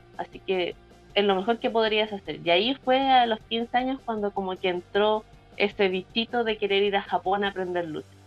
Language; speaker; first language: Spanish; native; Spanish